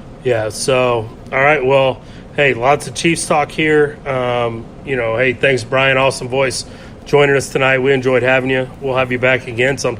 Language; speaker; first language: English; native; English